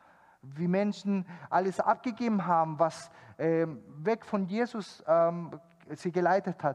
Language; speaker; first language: German; non-native, fluent; Spanish